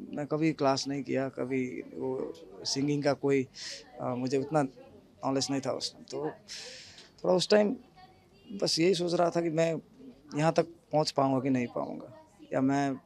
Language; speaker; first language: Hindi; non-native, local second language; Nepali